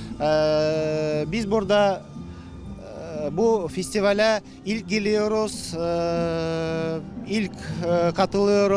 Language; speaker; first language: Turkish; non-native, learner; Bashkir